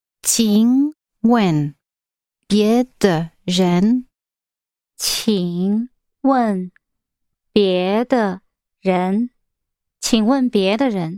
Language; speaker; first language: Chinese; non-native, learner; English